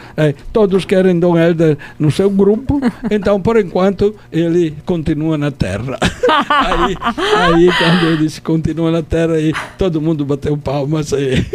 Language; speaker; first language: Portuguese; non-native, fluent; Italian